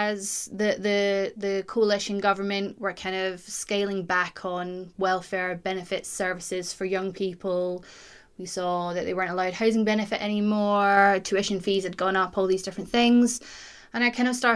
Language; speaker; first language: English; native; English